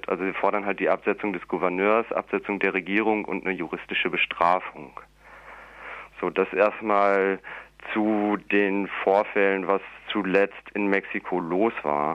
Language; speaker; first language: German; native; German